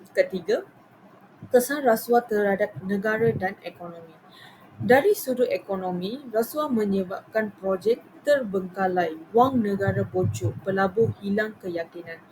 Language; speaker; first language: Malay; non-native, local second language; Tamil